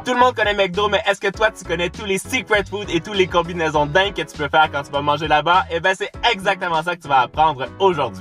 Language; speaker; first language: French; native; French